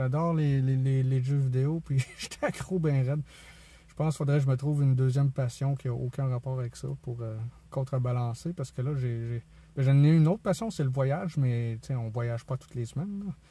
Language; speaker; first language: French; native; French